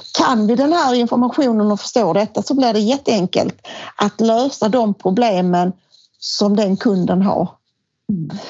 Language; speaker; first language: Swedish; native; Swedish